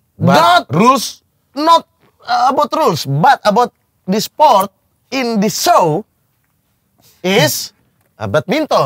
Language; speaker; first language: English; non-native, learner; Indonesian